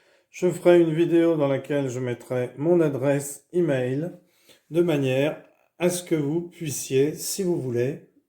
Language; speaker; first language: French; native; French